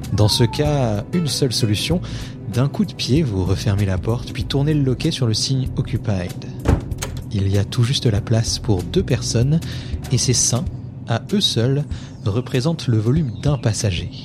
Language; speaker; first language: French; native; French